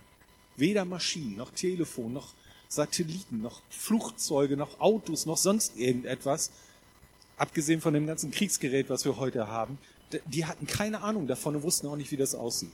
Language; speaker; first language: German; native; German